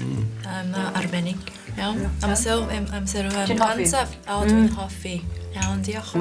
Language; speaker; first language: Welsh; non-native, learner; Japanese